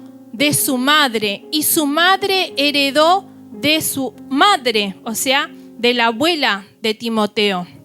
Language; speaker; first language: Spanish; native; Spanish